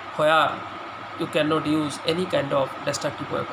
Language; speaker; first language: English; non-native, local second language; Assamese